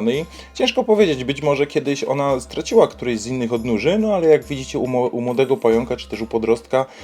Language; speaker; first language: Polish; native; Polish